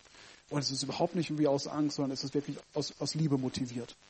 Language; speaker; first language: German; native; German